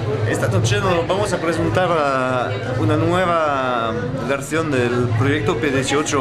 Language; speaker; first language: Spanish; non-native, fluent; French